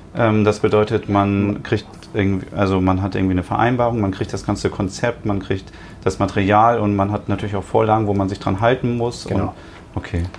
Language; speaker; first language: German; non-native, fluent; Danish